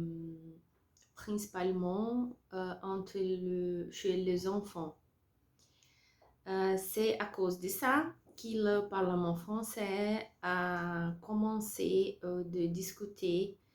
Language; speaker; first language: French; non-native, learner; Portuguese